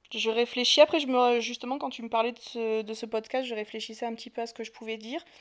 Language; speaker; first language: French; native; French